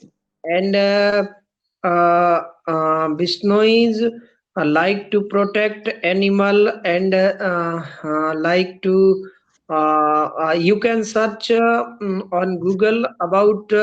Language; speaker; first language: English; non-native, learner; Rajasthani